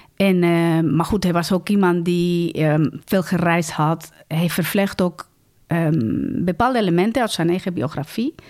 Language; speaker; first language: Dutch; non-native, fluent; Spanish